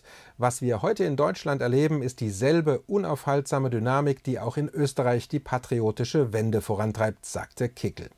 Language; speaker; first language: German; native; German